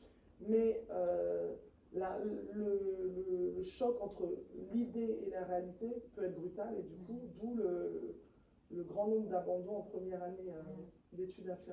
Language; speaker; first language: French; native; French